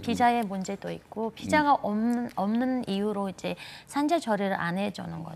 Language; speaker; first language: Korean; non-native, fluent; Mongolian